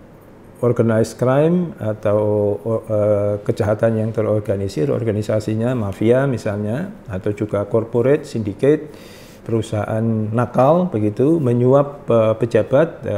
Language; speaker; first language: Indonesian; native; Indonesian